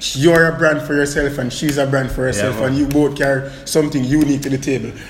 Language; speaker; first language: English; non-native, local second language; Jamaican Creole English